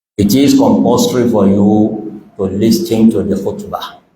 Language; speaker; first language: English; non-native, local second language; Yoruba